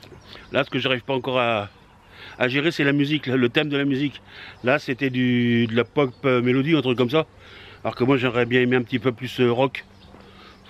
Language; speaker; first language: French; native; French